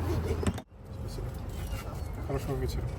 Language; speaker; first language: Russian; non-native, fluent; French